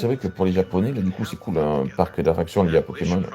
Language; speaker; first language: French; native; French